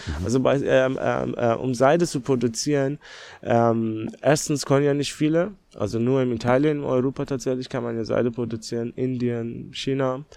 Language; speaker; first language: German; non-native, fluent; Persian